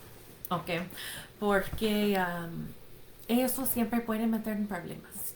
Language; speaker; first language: Spanish; non-native, fluent; English